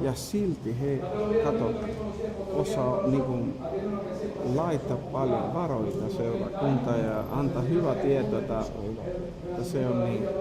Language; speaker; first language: Finnish; non-native, fluent; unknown